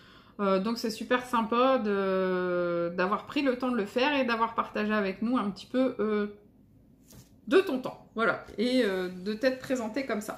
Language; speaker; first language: French; native; French